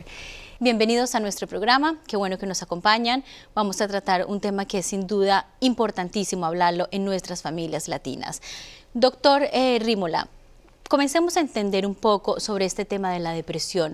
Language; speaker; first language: Spanish; native; Spanish